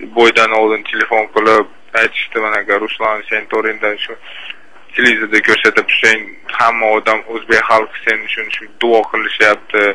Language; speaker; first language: Uzbek; non-native, local second language; Russian